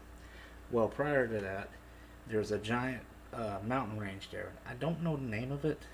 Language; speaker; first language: English; native; English